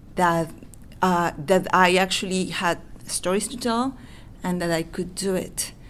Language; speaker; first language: English; non-native, fluent; Spanish